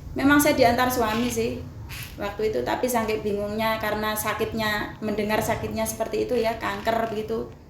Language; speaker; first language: Indonesian; native; Indonesian